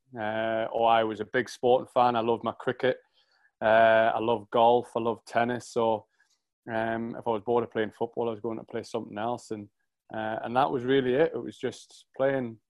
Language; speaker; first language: English; native; English